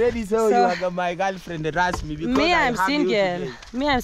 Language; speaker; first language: English; non-native, learner; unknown